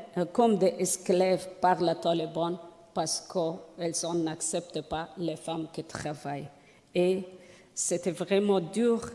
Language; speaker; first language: French; non-native, learner; Persian